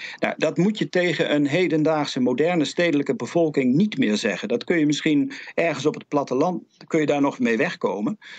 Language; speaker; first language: Dutch; native; Dutch